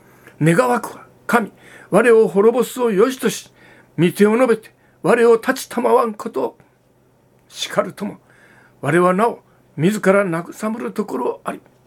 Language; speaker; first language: Japanese; native; Japanese